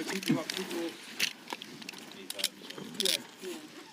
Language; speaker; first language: English; native; English